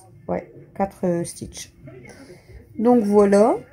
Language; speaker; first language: French; native; French